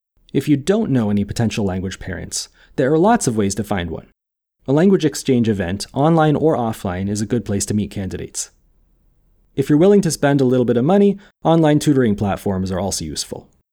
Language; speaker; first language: English; native; English